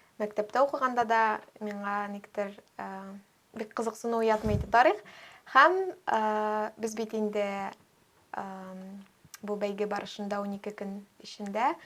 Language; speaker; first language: Tatar; native; Tatar